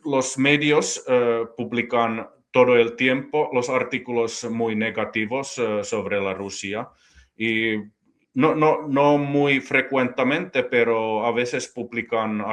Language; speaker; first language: Spanish; non-native, fluent; Finnish